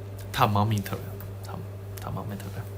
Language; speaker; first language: Korean; non-native, fluent; Chinese